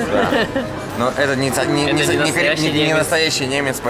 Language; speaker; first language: Russian; native; Russian